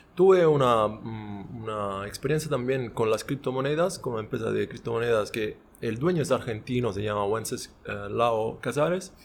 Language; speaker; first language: Spanish; non-native, fluent; Italian